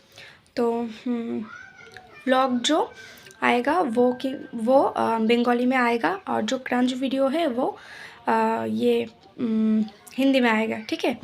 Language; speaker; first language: Hindi; non-native, local second language; Bangla